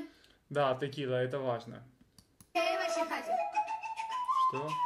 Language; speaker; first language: Russian; non-native, fluent; Spanish